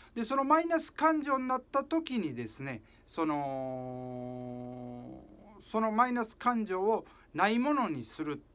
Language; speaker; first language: Japanese; native; Japanese